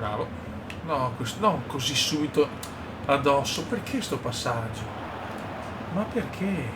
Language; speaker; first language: Italian; native; Italian